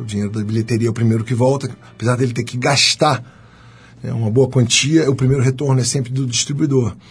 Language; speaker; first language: Portuguese; native; Portuguese